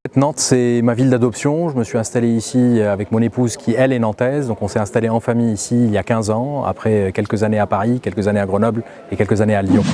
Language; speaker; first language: French; non-native, local second language; Arabic